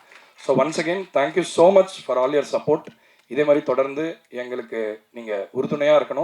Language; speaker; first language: Tamil; native; Tamil